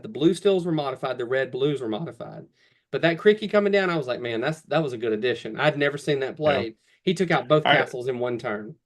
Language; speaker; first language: English; native; English